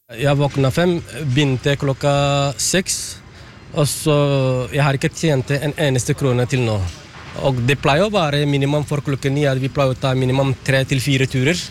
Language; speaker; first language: Norwegian; non-native, fluent; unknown